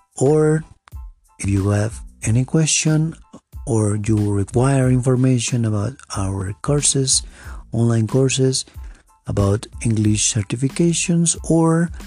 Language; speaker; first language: English; non-native, fluent; Spanish